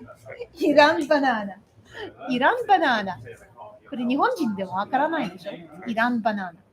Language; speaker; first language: Japanese; non-native, learner; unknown